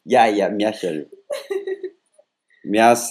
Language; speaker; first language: Russian; non-native, learner; Korean